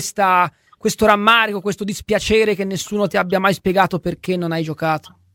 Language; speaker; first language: Italian; native; Italian